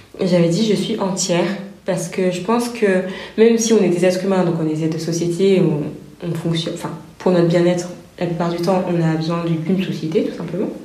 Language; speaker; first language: French; native; French